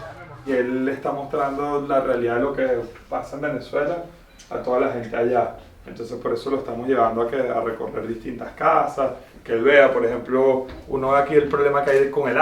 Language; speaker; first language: Spanish; native; Spanish